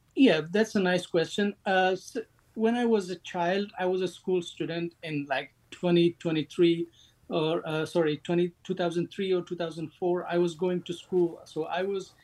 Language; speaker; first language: English; non-native, fluent; Persian